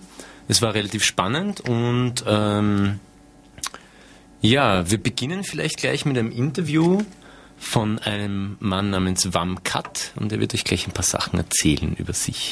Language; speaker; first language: German; native; German